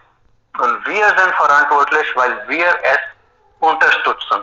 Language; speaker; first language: German; non-native, fluent; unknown